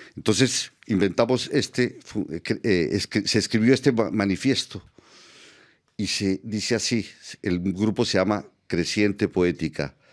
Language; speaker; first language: Spanish; native; Spanish